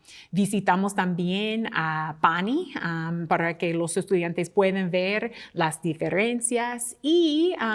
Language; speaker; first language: Spanish; non-native, fluent; English